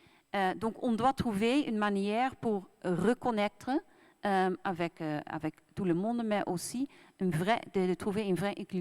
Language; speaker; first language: French; non-native, fluent; Dutch